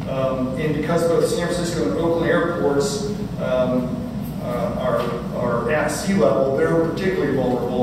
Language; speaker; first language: English; native; English